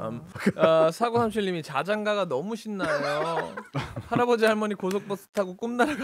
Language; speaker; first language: Korean; native; Korean